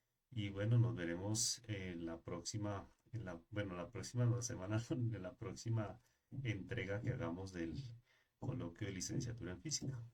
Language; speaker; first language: Spanish; native; Spanish